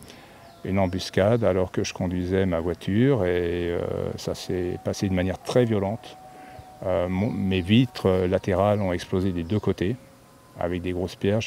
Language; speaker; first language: French; native; French